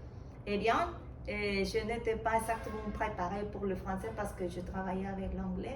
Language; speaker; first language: French; non-native, fluent; Spanish